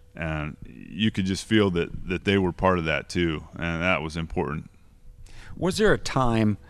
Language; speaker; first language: English; native; English